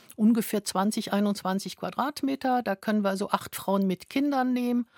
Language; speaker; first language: German; non-native, fluent; French